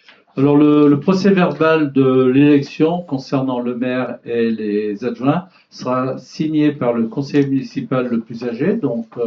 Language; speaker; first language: French; native; French